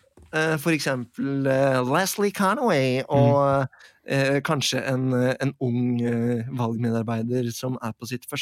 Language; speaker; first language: Norwegian; native; Norwegian